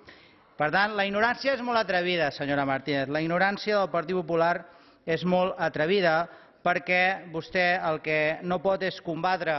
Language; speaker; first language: Catalan; native; Catalan